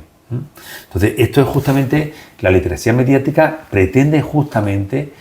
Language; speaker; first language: Spanish; native; Spanish